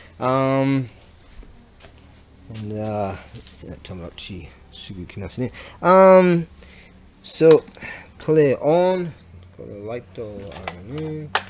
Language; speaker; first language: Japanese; non-native, learner; English